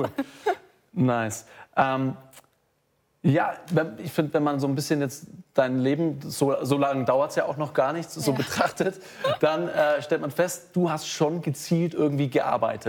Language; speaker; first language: German; native; German